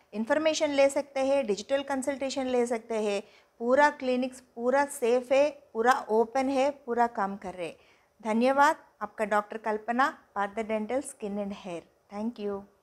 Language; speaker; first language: Hindi; non-native, local second language; Telugu